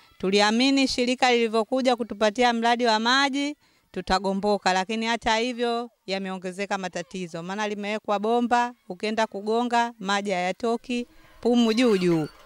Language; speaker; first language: Swahili; native; Swahili